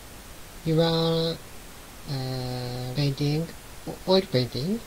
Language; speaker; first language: English; non-native, learner; Japanese